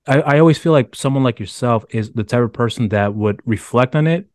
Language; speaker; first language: English; early bilingual, other home language; Spanish